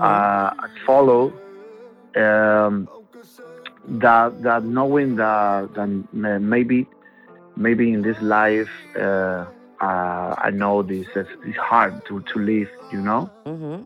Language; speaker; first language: English; non-native, learner; Spanish